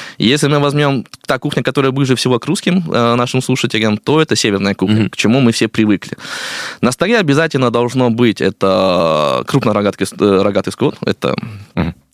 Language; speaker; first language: Russian; non-native, fluent; Chinese